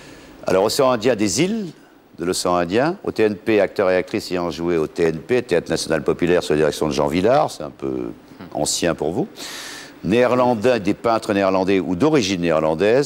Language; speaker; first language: French; native; French